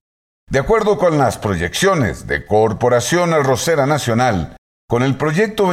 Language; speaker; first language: Spanish; native; Spanish